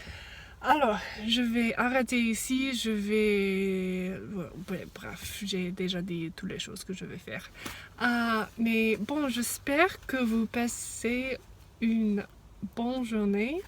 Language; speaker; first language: French; non-native, fluent; English